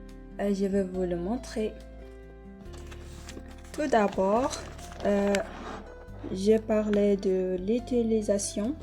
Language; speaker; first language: French; non-native, learner; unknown